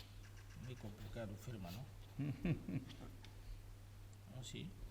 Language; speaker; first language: Spanish; non-native, learner; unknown